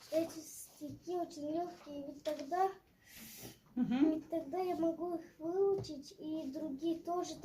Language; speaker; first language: Russian; early bilingual, other home language; Chechen